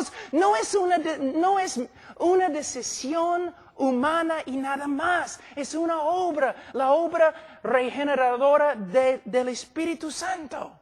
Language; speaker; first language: Spanish; non-native, fluent; English